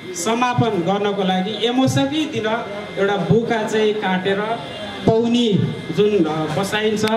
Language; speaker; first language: Nepali; non-native, local second language; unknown